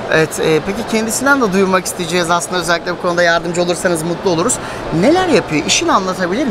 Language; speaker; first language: Turkish; native; Turkish